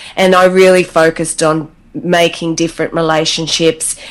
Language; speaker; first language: English; native; English